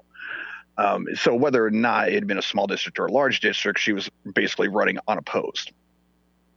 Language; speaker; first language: English; non-native, fluent; Swedish